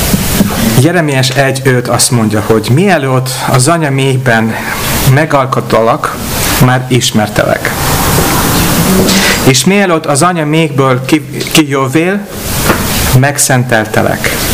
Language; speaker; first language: Hungarian; non-native, fluent; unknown